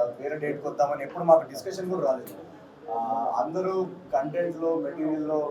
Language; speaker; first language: Telugu; native; Telugu